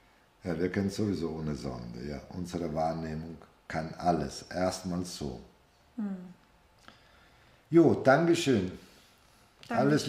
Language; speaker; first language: German; non-native, fluent; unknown